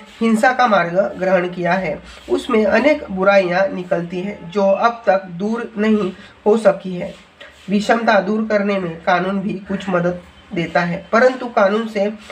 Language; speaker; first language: Hindi; non-native, local second language; Marathi